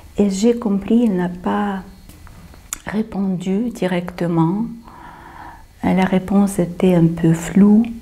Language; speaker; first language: French; non-native, fluent; Ukrainian